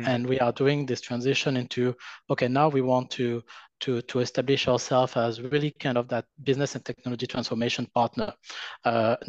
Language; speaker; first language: English; non-native, fluent; French